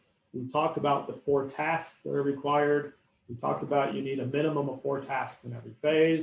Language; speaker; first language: English; native; English